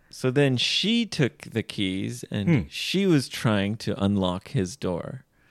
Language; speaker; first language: English; native; English